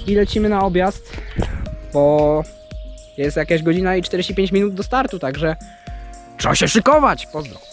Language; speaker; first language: Polish; native; Polish